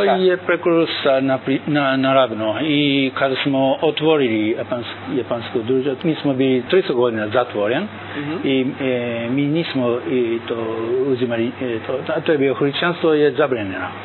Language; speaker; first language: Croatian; non-native, learner; Japanese